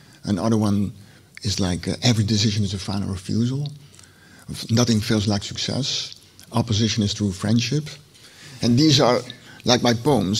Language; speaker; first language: English; non-native, fluent; Dutch